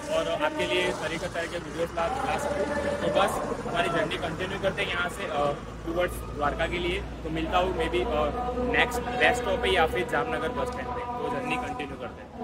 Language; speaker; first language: Hindi; non-native, local second language; Gujarati